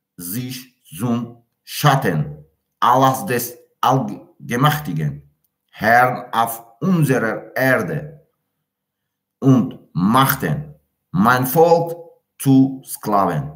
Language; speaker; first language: German; non-native, learner; Tajik